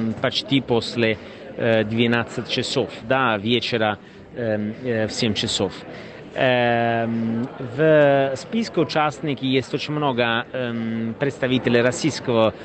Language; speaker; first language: Russian; non-native, fluent; Italian